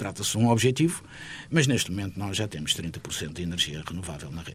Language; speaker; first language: Portuguese; non-native, local second language; Kabuverdianu